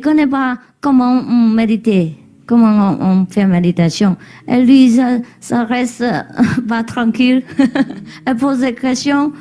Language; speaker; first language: French; non-native, learner; Vietnamese